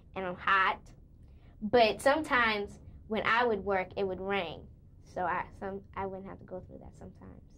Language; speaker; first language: English; native; English